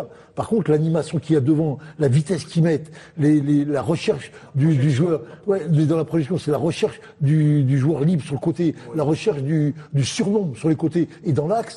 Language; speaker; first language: French; non-native, local second language; Arabic